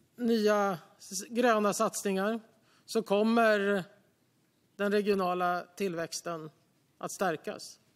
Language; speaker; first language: Swedish; native; Swedish